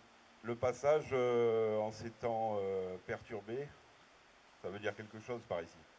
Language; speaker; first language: French; native; French